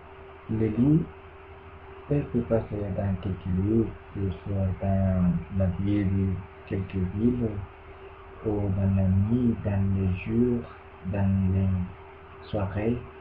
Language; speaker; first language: French; non-native, learner; Spanish